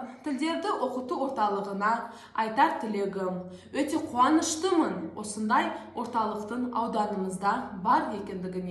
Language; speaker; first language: Kazakh; non-native, local second language; Azerbaijani